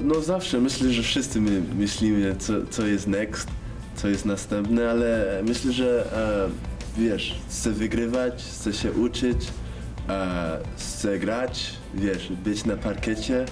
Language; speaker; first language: Polish; early bilingual, heritage; English